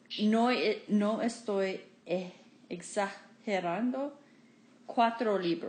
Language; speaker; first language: Spanish; non-native, fluent; English